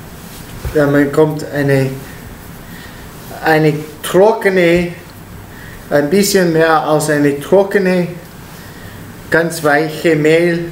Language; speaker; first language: German; non-native, learner; Italian